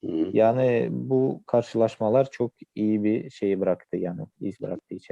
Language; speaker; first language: Turkish; non-native, fluent; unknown